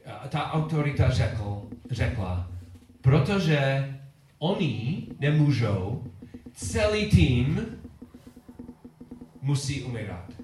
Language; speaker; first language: Czech; non-native, learner; English